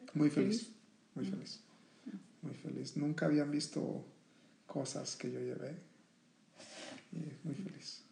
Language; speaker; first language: Spanish; early bilingual, heritage; Spanish